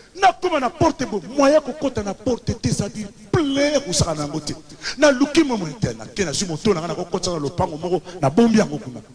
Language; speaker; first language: Lingala; native; Lingala